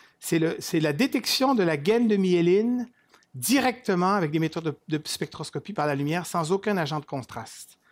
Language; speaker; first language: French; native; French